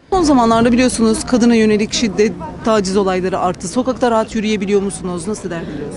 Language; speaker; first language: Turkish; native; Turkish